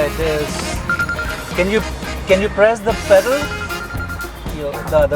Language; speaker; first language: English; non-native, local second language; Hindi